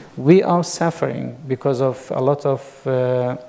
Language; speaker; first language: English; non-native, fluent; Kurdish